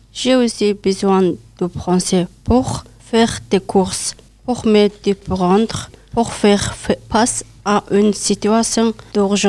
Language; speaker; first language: French; non-native, learner; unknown